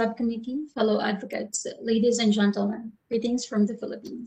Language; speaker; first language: English; non-native, local second language; Waray